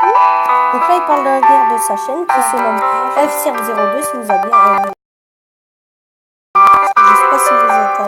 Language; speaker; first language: French; native; French